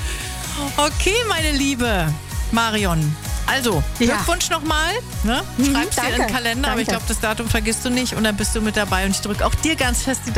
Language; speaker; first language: German; native; German